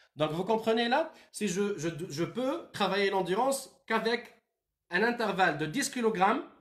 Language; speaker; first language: French; non-native, local second language; Arabic